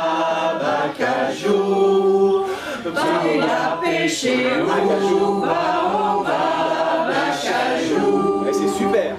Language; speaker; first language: French; native; French